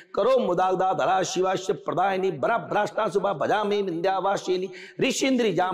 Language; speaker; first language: Hindi; native; Hindi